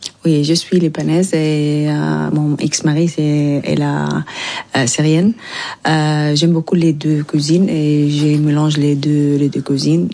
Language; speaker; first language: French; non-native, learner; Arabic